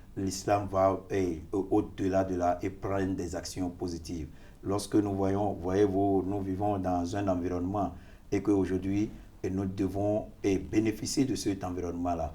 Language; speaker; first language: French; non-native, fluent; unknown